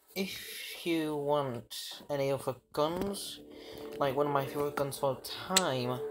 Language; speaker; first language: English; native; English